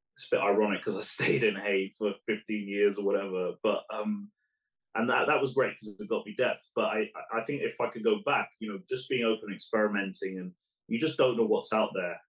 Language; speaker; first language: English; early bilingual, other home language; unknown